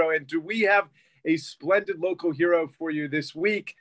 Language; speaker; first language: English; native; English